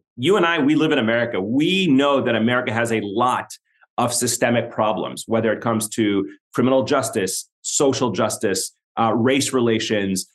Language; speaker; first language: English; non-native, fluent; Arabic